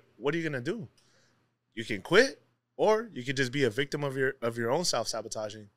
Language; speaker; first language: English; native; English